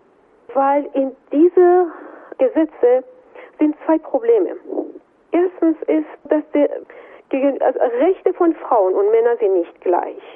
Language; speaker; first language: German; non-native, fluent; Persian